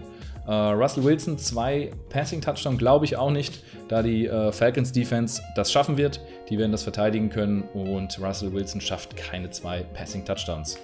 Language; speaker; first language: German; native; German